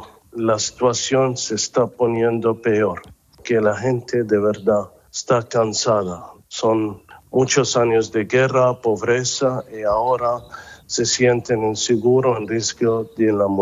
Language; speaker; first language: Spanish; non-native, fluent; Arabic